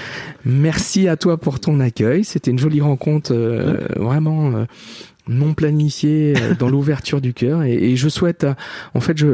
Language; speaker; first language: French; native; French